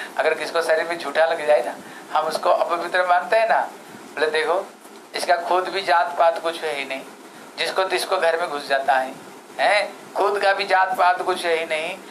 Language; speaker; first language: Hindi; non-native, local second language; Odia